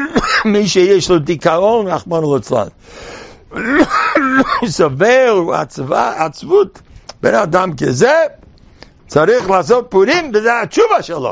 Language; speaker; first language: Hebrew; non-native, fluent; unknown